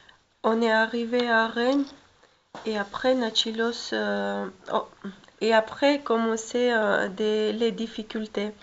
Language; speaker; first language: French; non-native, learner; Russian